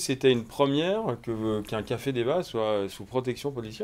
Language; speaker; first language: French; native; French